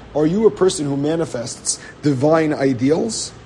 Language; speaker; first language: English; native; English